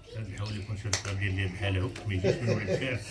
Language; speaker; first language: Arabic; native; Arabic